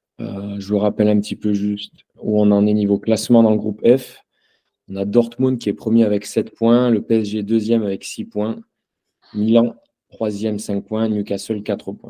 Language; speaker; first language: French; native; French